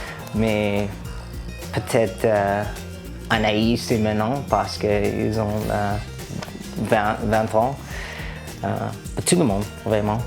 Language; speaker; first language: French; non-native, learner; English